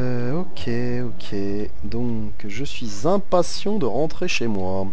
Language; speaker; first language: French; native; French